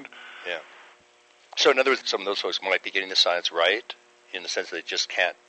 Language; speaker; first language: English; native; English